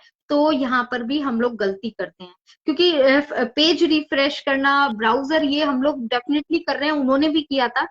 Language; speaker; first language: Hindi; native; Hindi